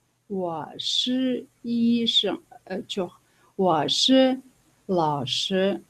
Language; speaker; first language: Chinese; non-native, learner; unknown